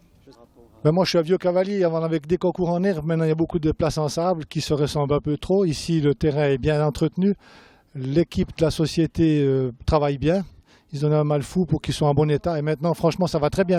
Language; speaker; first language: French; native; French